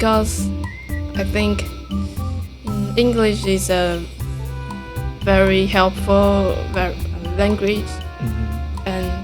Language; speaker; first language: English; non-native, learner; Chinese